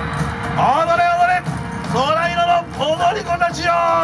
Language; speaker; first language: Japanese; native; Japanese